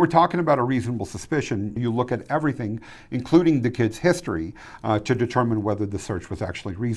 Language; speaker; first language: English; native; English